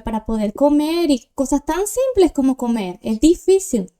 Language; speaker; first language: Portuguese; non-native, learner; Spanish